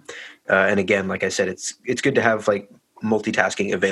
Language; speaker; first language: English; native; English